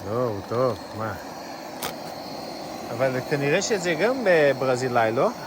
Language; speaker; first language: Hebrew; non-native, fluent; Portuguese